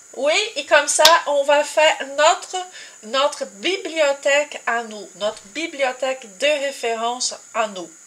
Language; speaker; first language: French; non-native, fluent; Portuguese